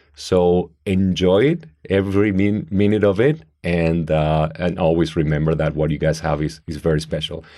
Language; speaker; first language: English; non-native, fluent; Spanish